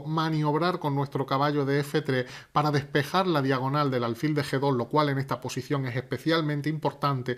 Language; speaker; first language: Spanish; native; Spanish